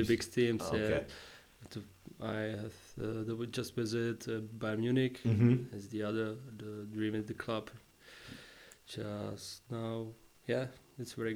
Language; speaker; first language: English; non-native, learner; Czech